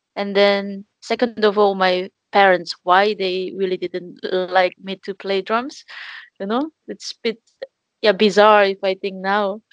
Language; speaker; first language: English; non-native, fluent; Korean